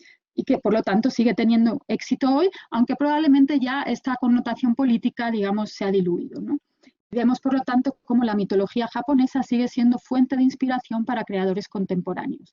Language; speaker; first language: Spanish; native; Spanish